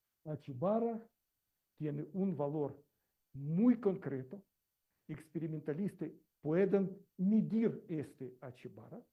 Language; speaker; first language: Spanish; non-native, learner; Russian